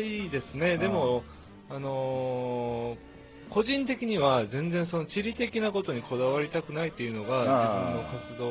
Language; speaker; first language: Japanese; native; Japanese